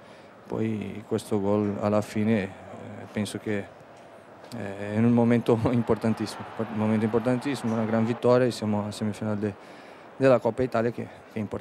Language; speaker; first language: Italian; non-native, fluent; Spanish